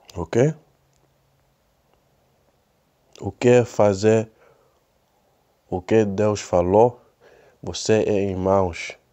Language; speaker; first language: Portuguese; non-native, learner; Spanish